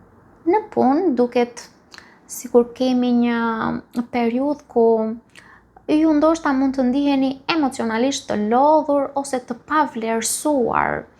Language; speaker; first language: Albanian; native; Albanian